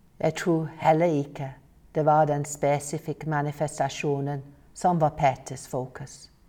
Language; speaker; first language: Norwegian; non-native, fluent; English